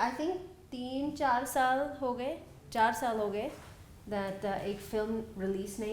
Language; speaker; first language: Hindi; non-native, learner; English